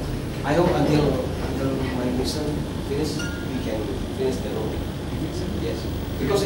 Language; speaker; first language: English; non-native, learner; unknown